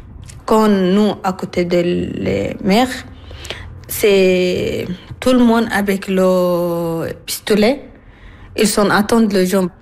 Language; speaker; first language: French; non-native, learner; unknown